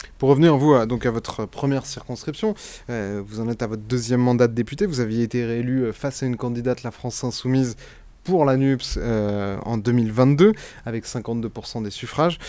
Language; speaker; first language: French; native; French